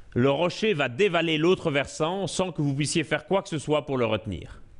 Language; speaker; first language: French; native; French